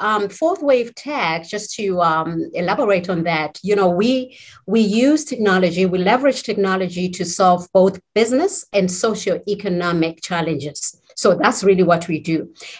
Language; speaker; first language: English; non-native, local second language; Zulu